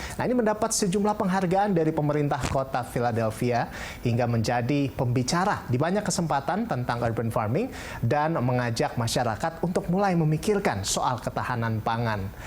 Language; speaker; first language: Indonesian; native; Indonesian